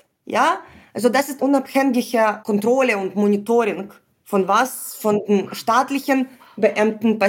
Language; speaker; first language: German; non-native, fluent; Ukrainian